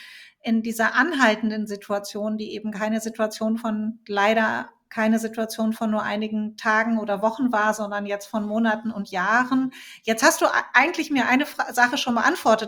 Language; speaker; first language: German; native; German